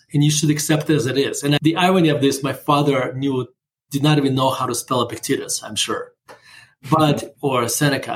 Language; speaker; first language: English; non-native, fluent; Russian